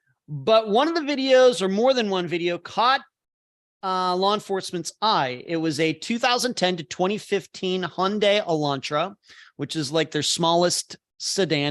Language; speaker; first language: English; native; English